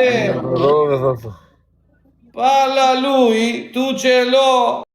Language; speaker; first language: Italian; non-native, learner; Albanian